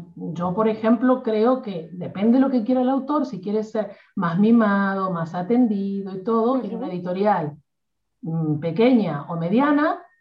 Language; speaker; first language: Spanish; native; Spanish